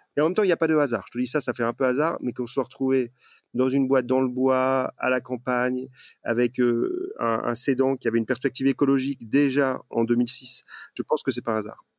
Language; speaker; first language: French; native; French